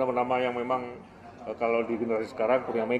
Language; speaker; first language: Indonesian; native; Indonesian